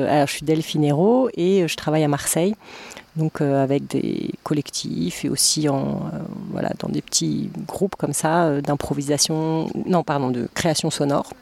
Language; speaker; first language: French; native; French